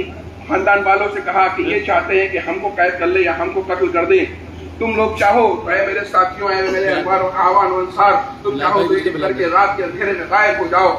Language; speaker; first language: Urdu; native; Urdu